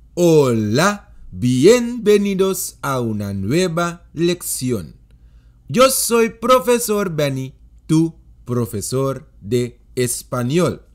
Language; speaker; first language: Spanish; non-native, fluent; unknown